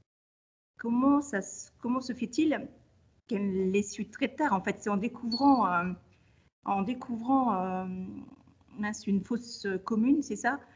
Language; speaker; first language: French; native; French